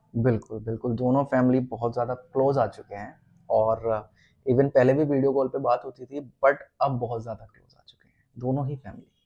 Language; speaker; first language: Hindi; native; Hindi